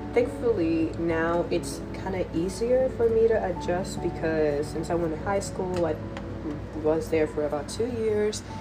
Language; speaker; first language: English; non-native, fluent; Spanish